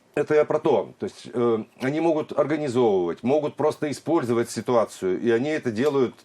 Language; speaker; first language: Russian; native; Russian